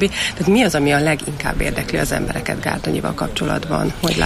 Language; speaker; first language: Hungarian; native; Hungarian